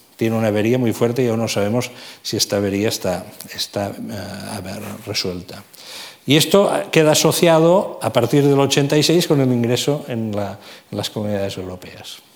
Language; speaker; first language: Spanish; non-native, local second language; Catalan